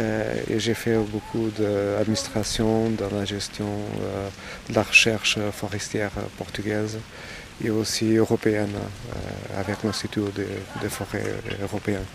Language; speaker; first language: French; non-native, fluent; Portuguese